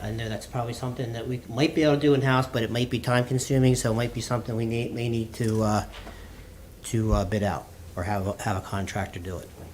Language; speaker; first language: English; native; English